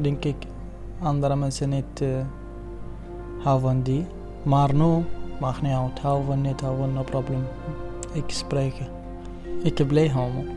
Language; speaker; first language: Dutch; non-native, learner; Arabic